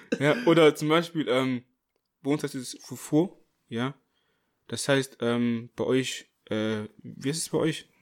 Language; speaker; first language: German; early bilingual, other home language; Akan